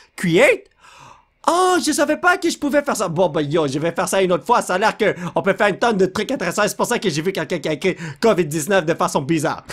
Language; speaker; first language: French; native; French